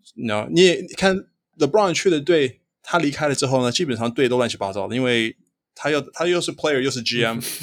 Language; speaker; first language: Chinese; early bilingual, heritage; Chinese